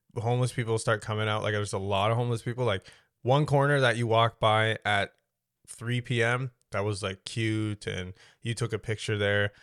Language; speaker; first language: English; native; English